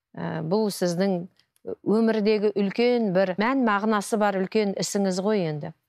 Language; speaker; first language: Kazakh; native; Kazakh